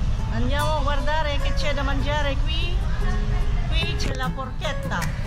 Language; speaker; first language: Italian; non-native, learner; Filipino